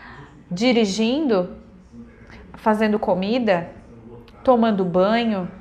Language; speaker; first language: Portuguese; native; Portuguese